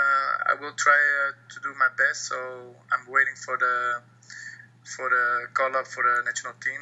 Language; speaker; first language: English; non-native, fluent; Dutch